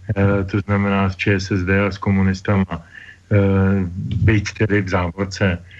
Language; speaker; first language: Czech; native; Czech